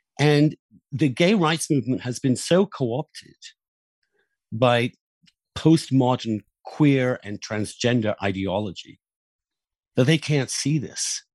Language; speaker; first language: English; native; English